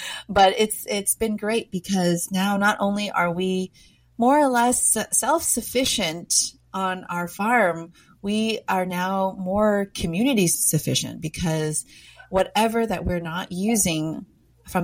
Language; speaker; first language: English; native; English